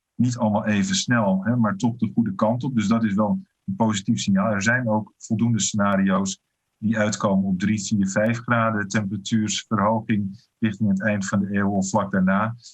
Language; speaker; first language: Dutch; native; Dutch